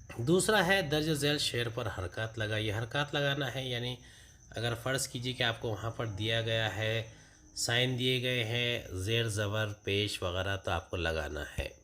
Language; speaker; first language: Urdu; native; Urdu